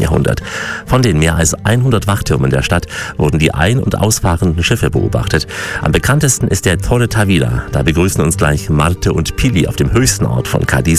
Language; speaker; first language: German; native; German